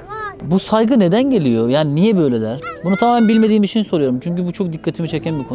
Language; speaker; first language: Turkish; native; Turkish